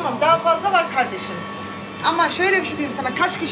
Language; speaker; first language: Turkish; native; Turkish